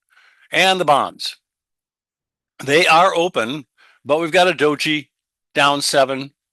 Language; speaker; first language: English; native; English